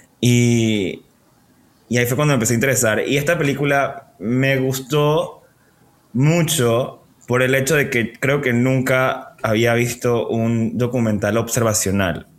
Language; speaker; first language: Spanish; native; Spanish